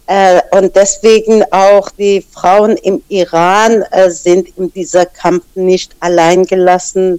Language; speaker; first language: German; non-native, fluent; Persian